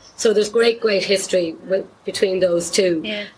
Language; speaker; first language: English; native; English